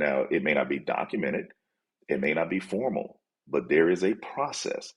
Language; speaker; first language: English; native; English